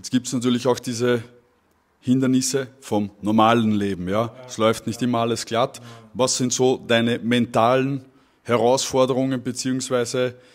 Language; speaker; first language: German; native; German